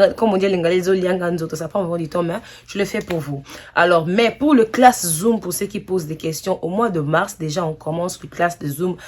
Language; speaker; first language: French; non-native, local second language; Lingala